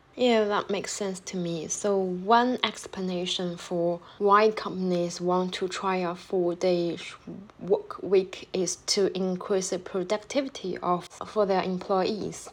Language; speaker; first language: English; non-native, fluent; Chinese